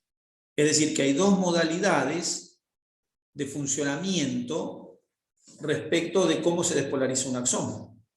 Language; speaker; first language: Spanish; native; Spanish